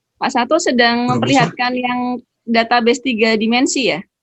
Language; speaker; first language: Indonesian; native; Indonesian